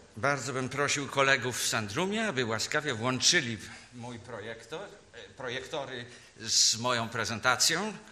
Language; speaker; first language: Polish; native; Polish